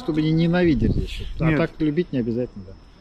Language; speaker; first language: Russian; native; Russian